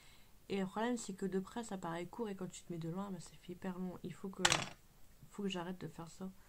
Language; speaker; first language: French; native; French